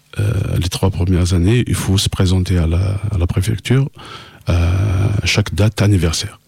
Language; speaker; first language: French; non-native, local second language; Kabyle